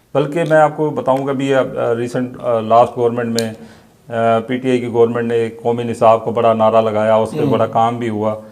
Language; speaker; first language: Urdu; non-native, local second language; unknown